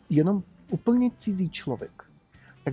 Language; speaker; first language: Czech; non-native, fluent; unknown